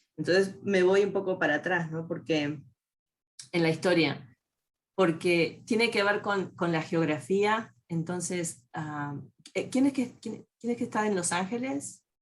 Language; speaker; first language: Spanish; native; Spanish